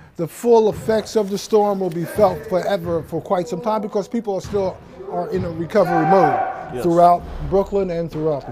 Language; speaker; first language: English; native; English